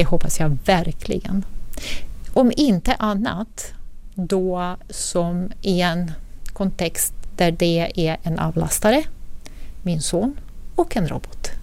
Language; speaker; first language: Swedish; non-native, fluent; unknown